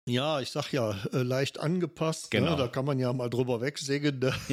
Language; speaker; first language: German; native; German